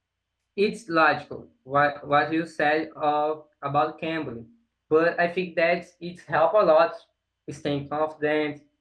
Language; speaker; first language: English; non-native, learner; Portuguese